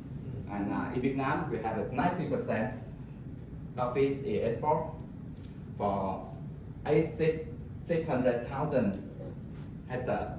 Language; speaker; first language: English; non-native, learner; Vietnamese